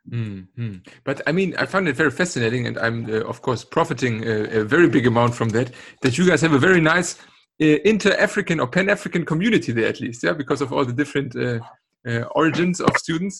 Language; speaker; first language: English; non-native, fluent; German